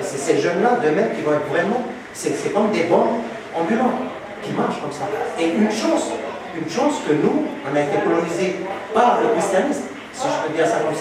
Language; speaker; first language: French; native; French